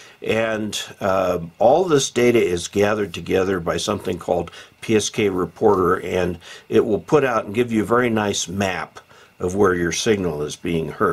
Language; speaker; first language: English; native; English